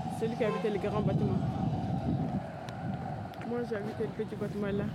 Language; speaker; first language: French; non-native, learner; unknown